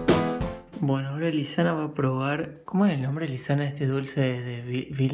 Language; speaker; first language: Spanish; native; Spanish